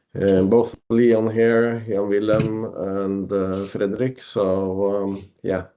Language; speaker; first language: English; non-native, fluent; Norwegian